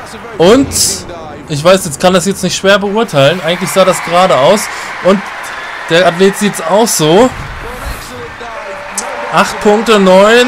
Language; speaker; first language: German; native; German